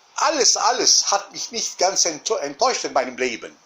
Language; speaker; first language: German; non-native, learner; Arabic